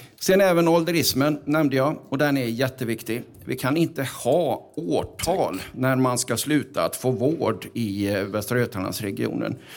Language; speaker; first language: Swedish; native; Swedish